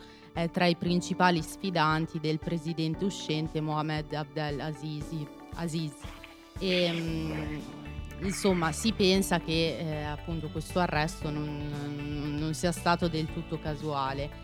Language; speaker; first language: Italian; native; Italian